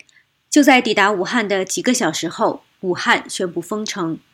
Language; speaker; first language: Chinese; native; Chinese